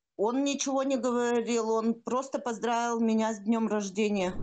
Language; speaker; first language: Russian; native; Russian